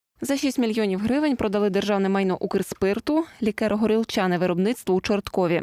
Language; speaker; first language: Ukrainian; native; Ukrainian